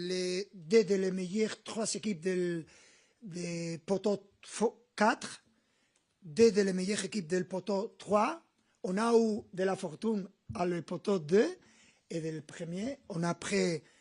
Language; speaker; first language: French; non-native, fluent; Spanish